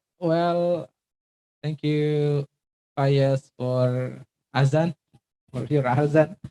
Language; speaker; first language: English; non-native, fluent; Indonesian